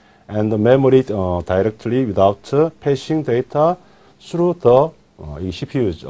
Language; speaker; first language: English; non-native, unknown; Korean